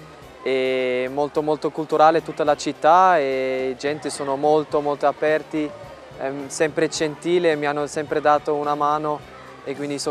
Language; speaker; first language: Italian; non-native, fluent; German